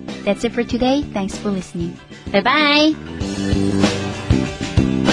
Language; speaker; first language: English; non-native, fluent; Korean